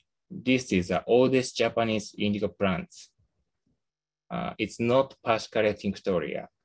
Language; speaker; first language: English; non-native, learner; Japanese